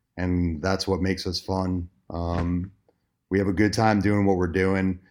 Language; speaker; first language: English; native; English